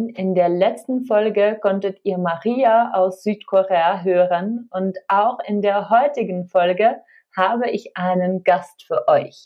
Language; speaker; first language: German; non-native, fluent; Czech